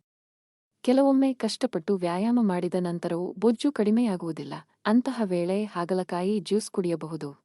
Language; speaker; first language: Kannada; native; Kannada